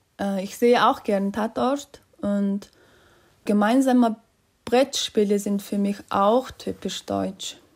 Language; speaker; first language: German; non-native, fluent; Mongolian